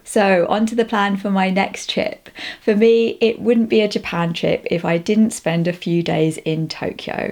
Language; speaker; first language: English; native; English